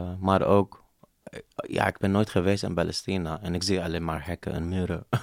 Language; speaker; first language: Dutch; non-native, fluent; Arabic